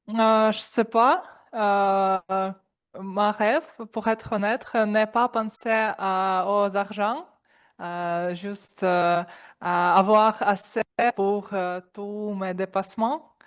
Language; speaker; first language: French; non-native, learner; Russian